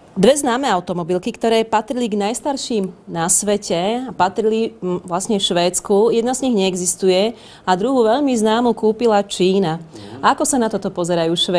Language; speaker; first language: Slovak; native; Slovak